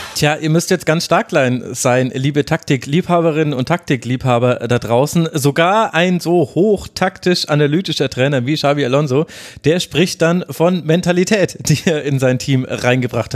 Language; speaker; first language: German; native; German